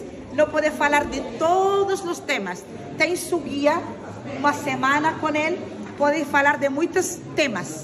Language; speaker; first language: Spanish; non-native, fluent; Arabic